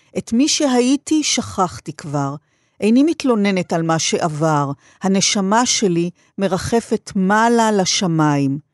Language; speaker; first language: Hebrew; native; Hebrew